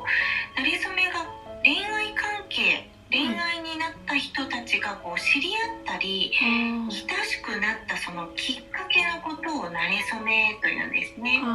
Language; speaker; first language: Japanese; native; Japanese